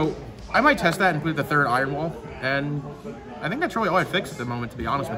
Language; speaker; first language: English; native; English